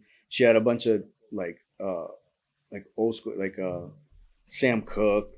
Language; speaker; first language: English; native; English